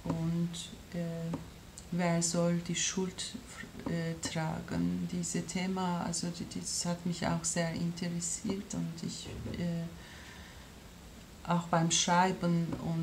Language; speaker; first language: German; non-native, fluent; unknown